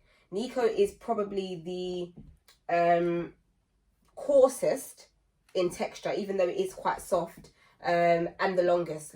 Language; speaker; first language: English; native; English